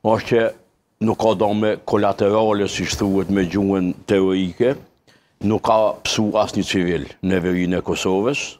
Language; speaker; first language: Albanian; native; Albanian